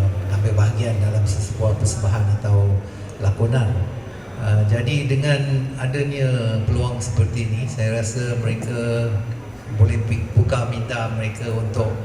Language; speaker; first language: Malay; native; Malay